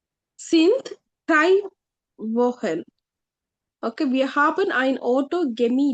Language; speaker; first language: German; non-native, fluent; Tamil